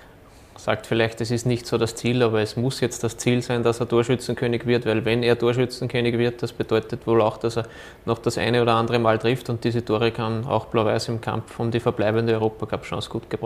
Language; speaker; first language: German; native; German